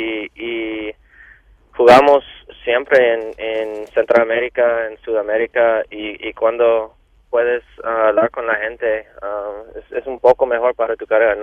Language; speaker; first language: Spanish; non-native, local second language; English